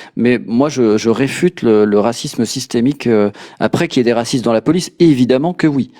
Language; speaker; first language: French; native; French